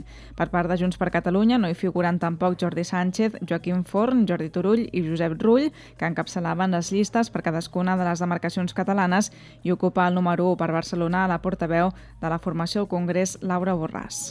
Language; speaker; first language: Catalan; native; Catalan